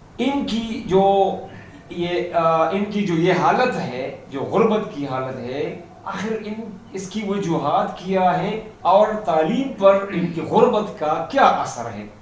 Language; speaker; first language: Urdu; non-native, local second language; Pashto